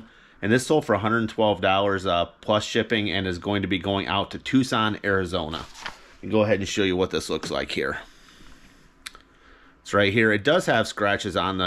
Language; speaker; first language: English; native; English